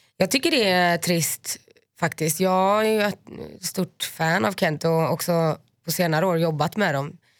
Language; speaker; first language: Swedish; native; Swedish